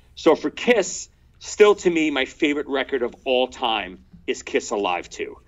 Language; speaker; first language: English; native; English